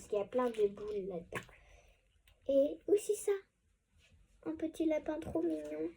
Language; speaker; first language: French; native; French